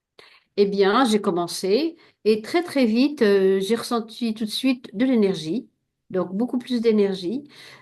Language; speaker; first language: French; native; French